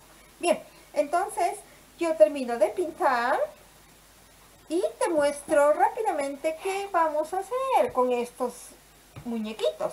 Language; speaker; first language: Spanish; native; Spanish